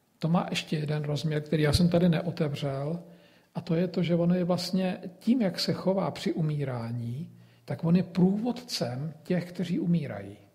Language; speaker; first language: Czech; native; Czech